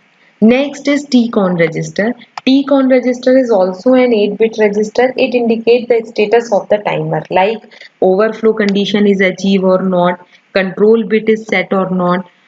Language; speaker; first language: English; non-native, local second language; Hindi